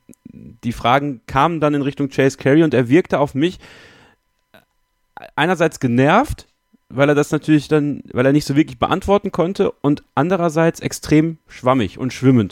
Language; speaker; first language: German; native; German